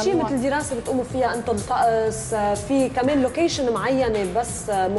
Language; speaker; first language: Arabic; native; Arabic